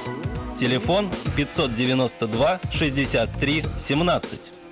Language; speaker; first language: Russian; native; Russian